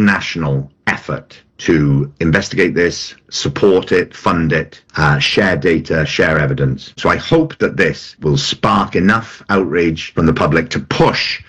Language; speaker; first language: English; native; English